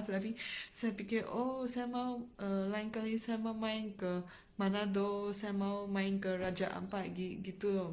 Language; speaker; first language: Indonesian; non-native, fluent; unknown